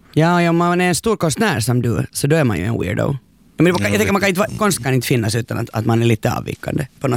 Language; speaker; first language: Swedish; native; Swedish